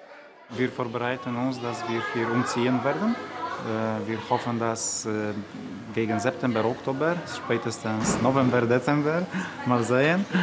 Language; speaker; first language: German; non-native, learner; Polish